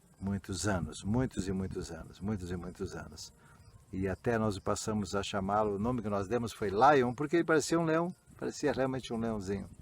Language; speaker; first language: Portuguese; early bilingual, other home language; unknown